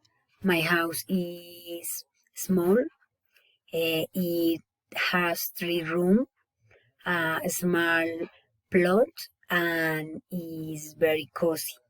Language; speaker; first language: English; non-native, learner; Spanish